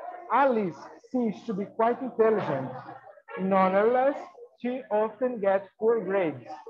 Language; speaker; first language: English; non-native, fluent; Portuguese